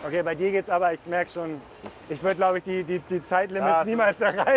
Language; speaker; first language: German; native; German